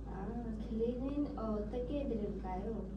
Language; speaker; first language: Korean; non-native, learner; Hindi